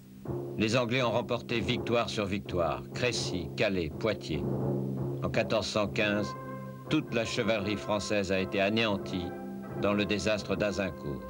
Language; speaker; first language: French; native; French